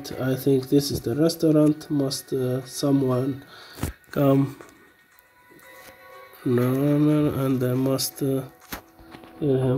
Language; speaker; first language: English; non-native, learner; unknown